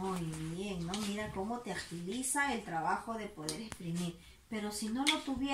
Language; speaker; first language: Spanish; native; Spanish